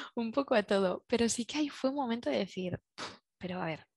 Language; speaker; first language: Spanish; native; Spanish